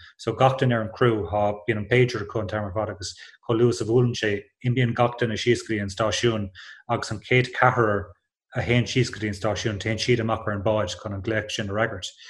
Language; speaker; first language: Irish; non-native, local second language; English